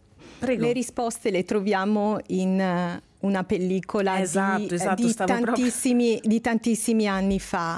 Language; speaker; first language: Italian; native; Italian